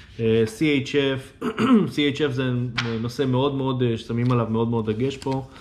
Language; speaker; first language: Hebrew; native; Hebrew